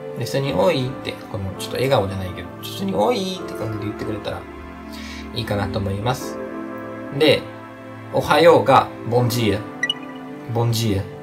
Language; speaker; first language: Japanese; early bilingual, other home language; Portuguese